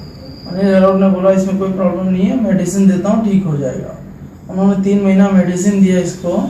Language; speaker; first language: Hindi; native; Hindi